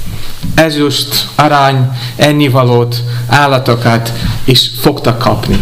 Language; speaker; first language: Hungarian; non-native, fluent; English